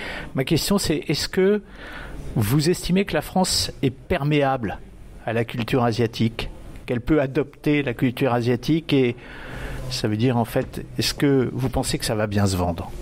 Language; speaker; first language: French; native; French